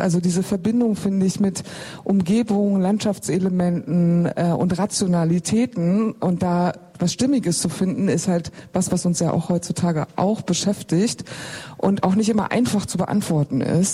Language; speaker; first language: German; native; German